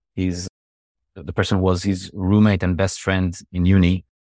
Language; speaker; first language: English; non-native, fluent; Hebrew